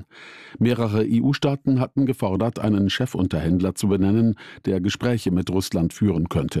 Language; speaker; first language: German; native; German